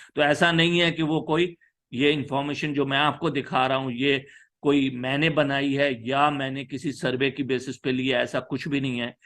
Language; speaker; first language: Urdu; native; Urdu